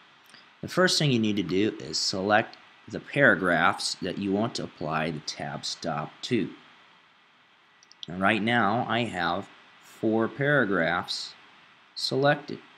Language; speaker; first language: English; native; English